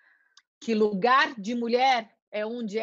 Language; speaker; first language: Spanish; non-native, learner; Portuguese